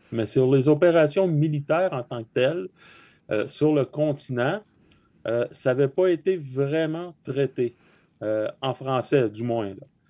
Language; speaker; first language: French; native; French